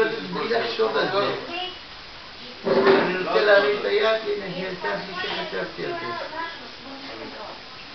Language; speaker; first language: Hebrew; non-native, fluent; Russian